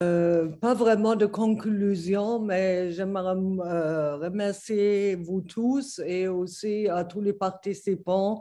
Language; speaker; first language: French; non-native, fluent; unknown